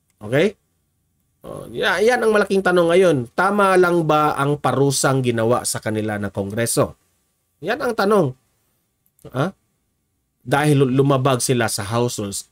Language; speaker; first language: Filipino; native; Filipino